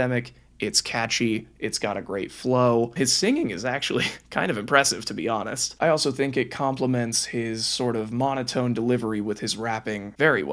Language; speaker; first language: English; native; English